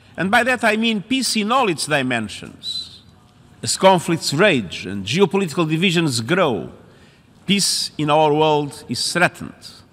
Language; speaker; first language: English; non-native, fluent; Portuguese